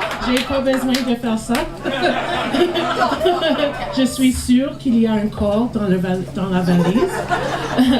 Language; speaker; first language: French; non-native, learner; English